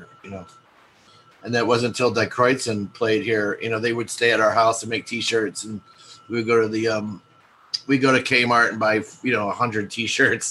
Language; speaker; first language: English; native; English